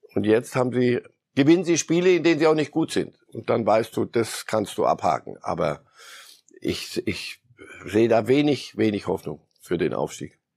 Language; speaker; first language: German; native; German